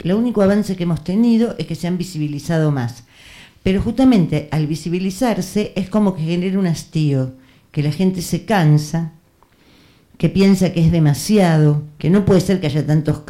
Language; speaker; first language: Spanish; native; Spanish